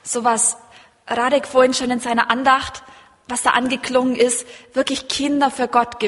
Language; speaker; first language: German; native; German